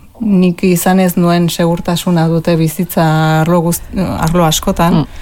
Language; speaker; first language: Basque; non-native, local second language; Spanish